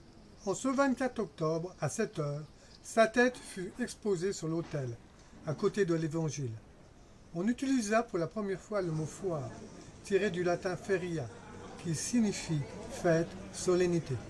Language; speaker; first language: French; native; French